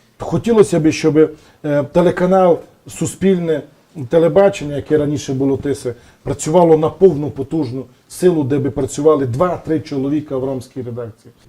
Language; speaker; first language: Ukrainian; non-native, local second language; Romany